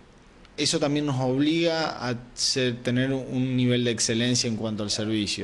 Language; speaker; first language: Spanish; native; Spanish